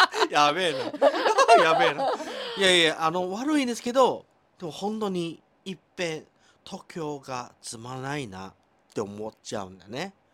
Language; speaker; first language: Japanese; non-native, fluent; Chinese